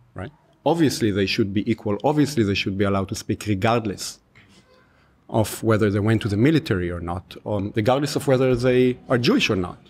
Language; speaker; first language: English; non-native, fluent; Hebrew